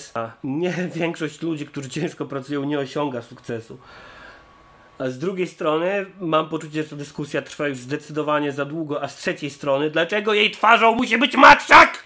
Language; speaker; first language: Polish; native; Polish